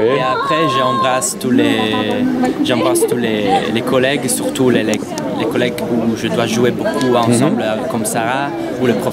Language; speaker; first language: French; non-native, fluent; Italian